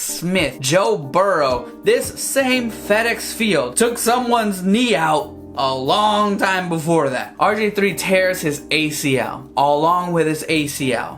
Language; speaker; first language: English; native; English